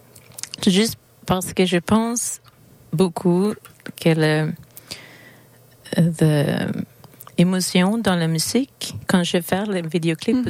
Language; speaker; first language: French; non-native, learner; Swedish